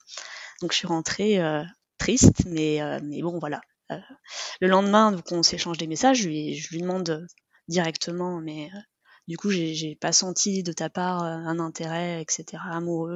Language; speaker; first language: French; native; French